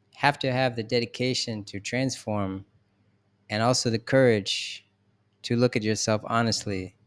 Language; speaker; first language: English; native; English